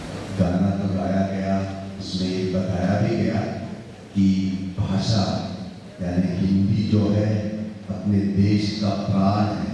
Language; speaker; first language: Hindi; non-native, local second language; Malayalam